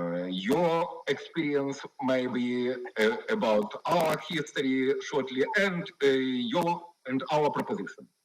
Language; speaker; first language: English; non-native, learner; Ukrainian